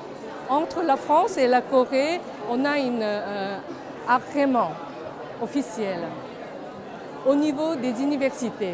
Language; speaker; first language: French; non-native, fluent; Korean